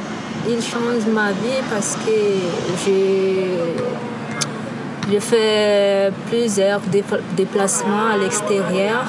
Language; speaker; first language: French; non-native, local second language; Malagasy